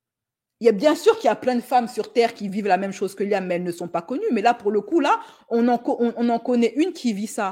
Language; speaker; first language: French; native; French